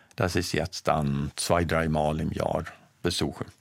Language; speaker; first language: German; non-native, fluent; Swedish